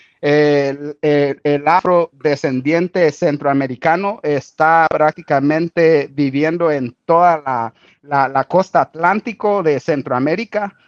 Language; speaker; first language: Spanish; native; Spanish